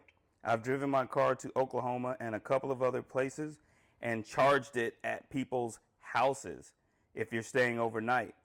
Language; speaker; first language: English; native; English